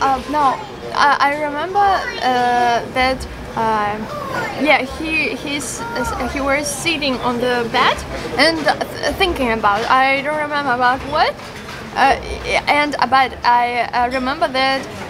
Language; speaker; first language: English; non-native, learner; Ukrainian